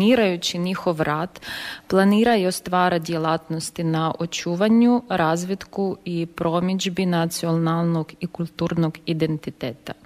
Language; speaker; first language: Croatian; non-native, fluent; Ukrainian